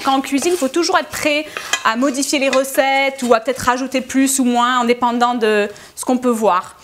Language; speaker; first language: French; native; French